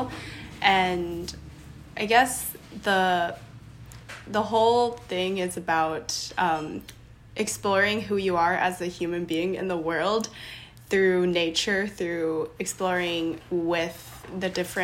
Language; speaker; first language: English; native; English